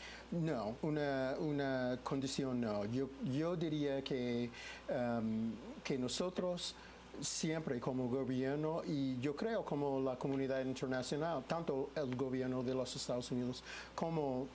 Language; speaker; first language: Spanish; non-native, fluent; English